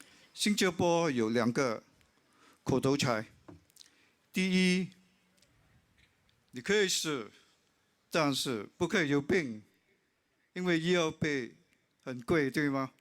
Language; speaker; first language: Chinese; non-native, local second language; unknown